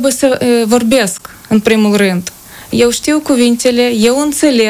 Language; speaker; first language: Romanian; non-native, fluent; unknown